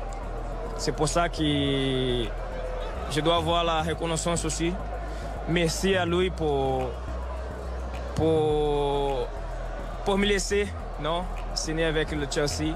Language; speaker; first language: French; non-native, fluent; Portuguese